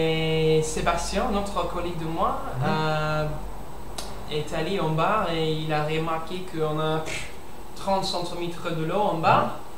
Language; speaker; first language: French; non-native, learner; English